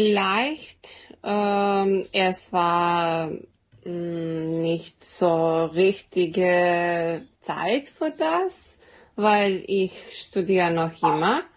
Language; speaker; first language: German; non-native, fluent; Serbian